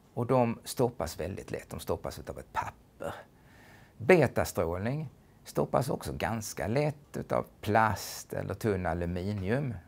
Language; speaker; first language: Swedish; native; Swedish